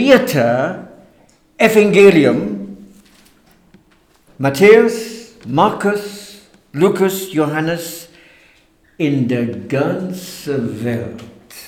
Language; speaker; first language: German; non-native, fluent; English